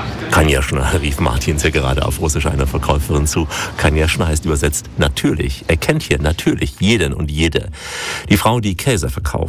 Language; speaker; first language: German; native; German